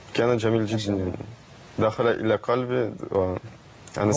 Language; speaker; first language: Arabic; non-native, learner; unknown